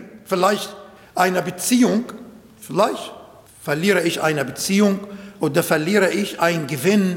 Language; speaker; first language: German; non-native, fluent; Arabic